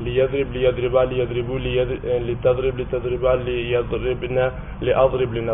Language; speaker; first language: Arabic; non-native, learner; Urdu